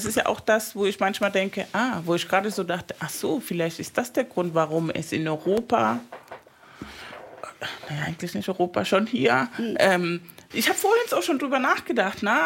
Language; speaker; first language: German; non-native, fluent; Spanish